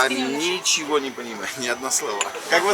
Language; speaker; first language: Russian; non-native, learner; English